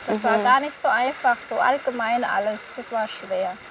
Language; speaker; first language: German; non-native, fluent; Kinyarwanda